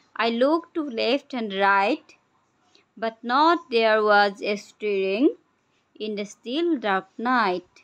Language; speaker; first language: English; non-native, local second language; Assamese